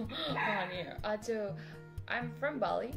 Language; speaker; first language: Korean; non-native, learner; Indonesian